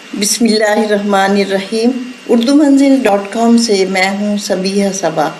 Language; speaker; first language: Urdu; native; Urdu